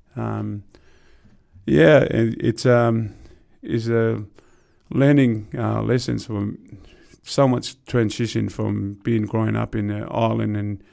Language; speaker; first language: English; non-native, fluent; Tongan